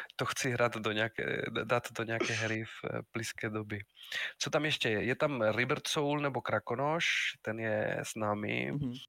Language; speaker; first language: Czech; non-native, fluent; Spanish